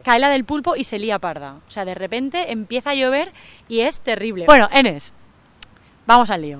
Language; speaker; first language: Spanish; native; Spanish